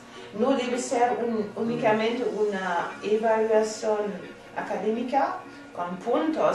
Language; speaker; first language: Spanish; non-native, fluent; German